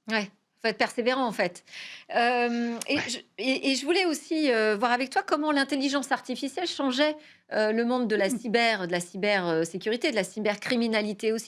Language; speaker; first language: French; native; French